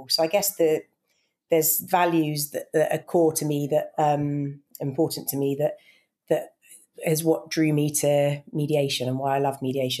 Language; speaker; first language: English; native; English